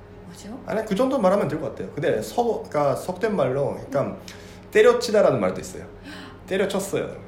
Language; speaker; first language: Korean; non-native, fluent; Japanese